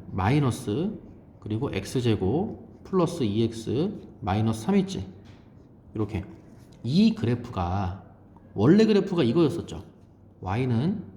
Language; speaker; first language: Korean; native; Korean